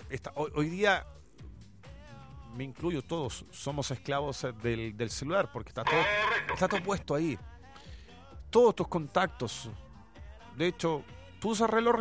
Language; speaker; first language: Spanish; native; Spanish